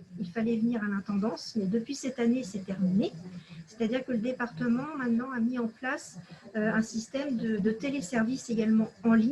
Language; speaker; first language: French; native; French